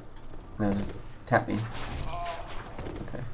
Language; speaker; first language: English; native; English